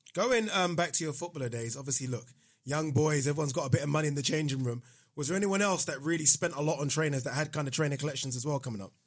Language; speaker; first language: English; non-native, local second language; Yoruba